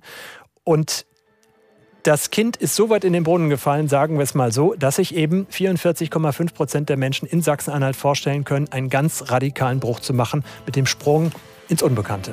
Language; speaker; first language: German; native; German